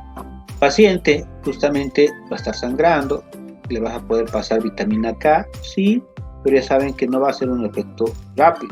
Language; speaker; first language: Spanish; native; Spanish